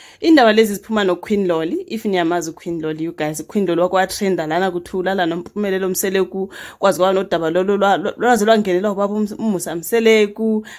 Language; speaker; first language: Zulu; native; Zulu